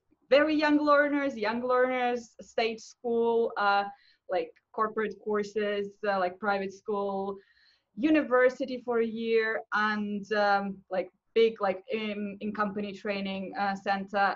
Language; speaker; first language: English; non-native, fluent; Russian